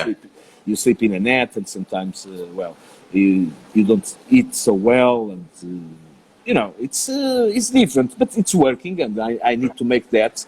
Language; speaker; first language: English; non-native, learner; Portuguese